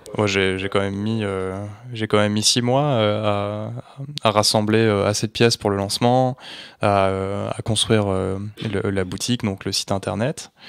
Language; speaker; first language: French; native; French